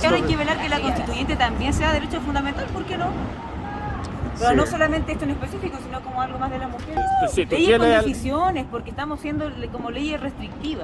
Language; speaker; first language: Spanish; native; Spanish